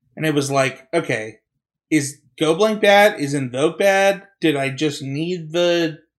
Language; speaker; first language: English; native; English